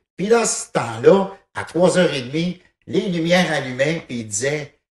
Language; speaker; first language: French; native; French